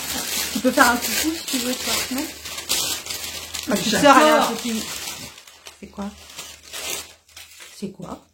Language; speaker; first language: French; native; French